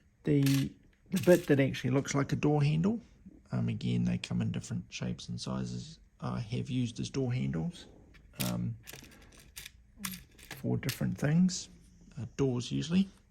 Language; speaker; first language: English; native; English